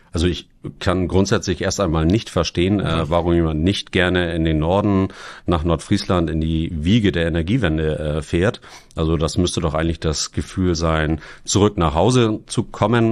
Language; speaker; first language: German; native; German